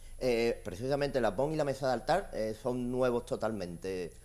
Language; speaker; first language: Spanish; native; Spanish